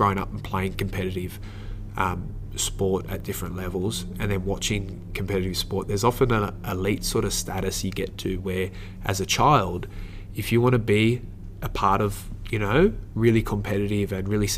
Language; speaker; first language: English; native; English